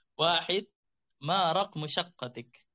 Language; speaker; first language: Arabic; non-native, fluent; Indonesian